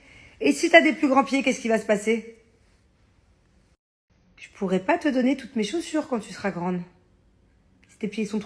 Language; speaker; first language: French; native; French